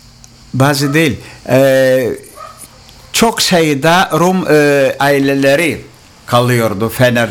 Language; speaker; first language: Turkish; non-native, local second language; Greek